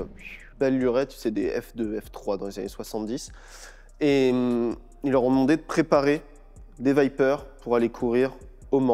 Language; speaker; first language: French; native; French